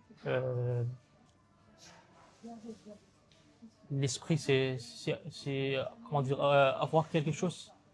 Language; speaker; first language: French; non-native, learner; Kurdish